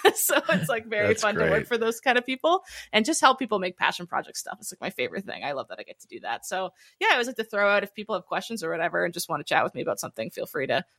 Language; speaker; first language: English; native; English